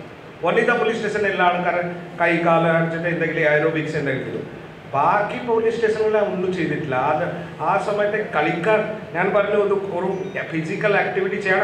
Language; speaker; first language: Malayalam; non-native, learner; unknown